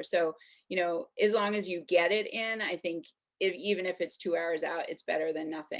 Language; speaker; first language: English; native; English